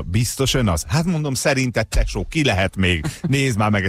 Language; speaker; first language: Hungarian; native; Hungarian